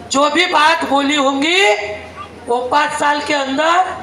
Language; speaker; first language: Hindi; non-native, local second language; Marathi